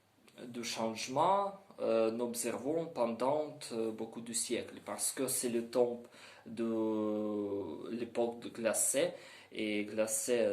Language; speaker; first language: French; non-native, learner; Ukrainian